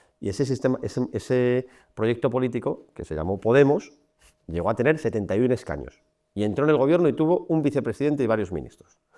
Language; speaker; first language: Spanish; native; Spanish